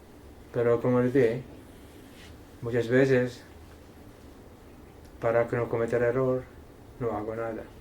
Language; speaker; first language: Spanish; non-native, fluent; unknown